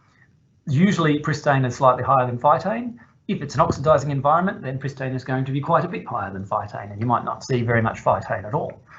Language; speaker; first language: English; native; English